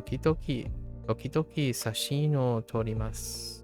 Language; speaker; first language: Japanese; non-native, learner; English